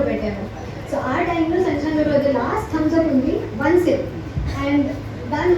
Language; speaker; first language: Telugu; non-native, learner; Hindi